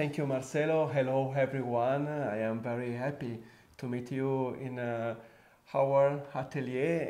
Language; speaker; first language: English; non-native, fluent; Italian